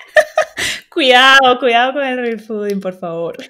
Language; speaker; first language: Spanish; native; Spanish